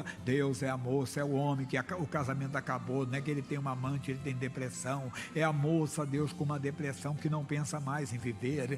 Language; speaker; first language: Portuguese; native; Portuguese